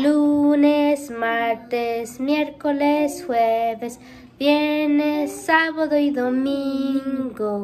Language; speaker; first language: Spanish; early bilingual, heritage; Spanish